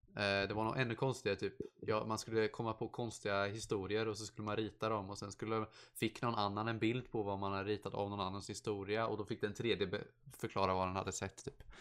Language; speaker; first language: Swedish; native; Swedish